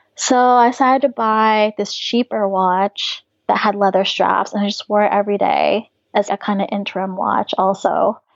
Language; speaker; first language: English; native; English